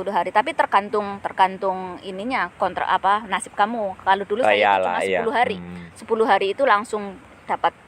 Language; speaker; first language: Indonesian; native; Indonesian